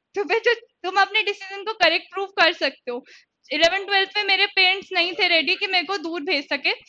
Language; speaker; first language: Hindi; native; Hindi